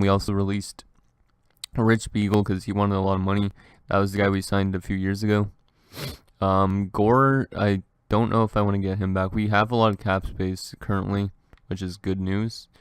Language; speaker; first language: English; native; English